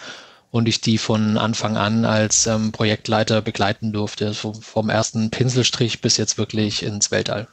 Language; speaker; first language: German; native; German